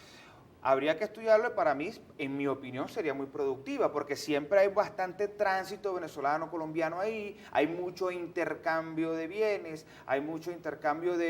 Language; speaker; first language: Spanish; native; Spanish